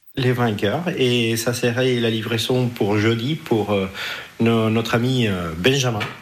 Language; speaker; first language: French; non-native, fluent; Spanish